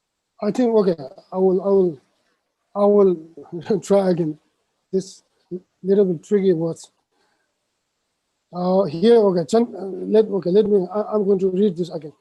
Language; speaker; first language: English; non-native, fluent; Tibetan